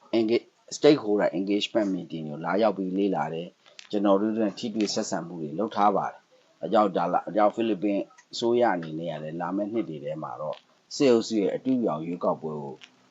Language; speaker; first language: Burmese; non-native, local second language; Pa'o Karen